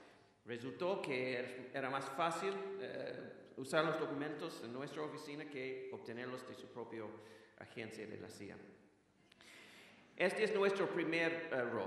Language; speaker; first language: Spanish; non-native, fluent; English